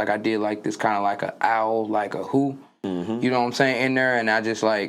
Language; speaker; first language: English; native; English